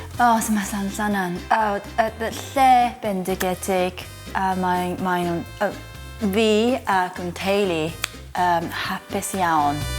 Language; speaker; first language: Welsh; non-native, learner; Japanese